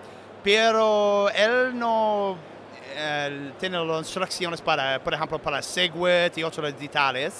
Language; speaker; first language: Spanish; non-native, learner; English